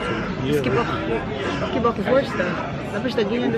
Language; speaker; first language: German; non-native, learner; Filipino